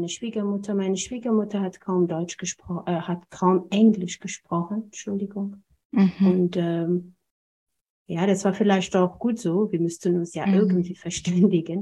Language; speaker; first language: German; non-native, fluent; Amharic